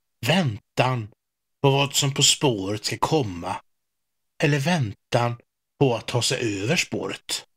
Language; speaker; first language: Swedish; native; Swedish